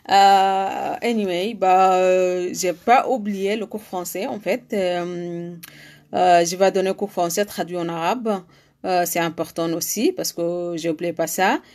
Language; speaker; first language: French; non-native, learner; Arabic